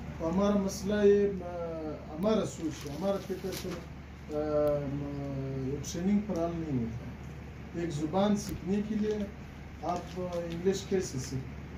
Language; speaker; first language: Hindi; non-native, learner; Pashto